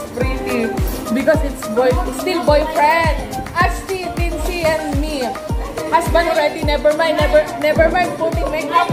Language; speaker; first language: English; non-native, local second language; Filipino